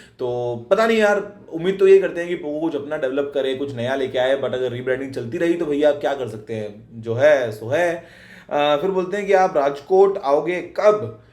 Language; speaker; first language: Hindi; native; Hindi